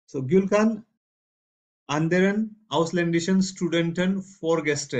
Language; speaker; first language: German; non-native, fluent; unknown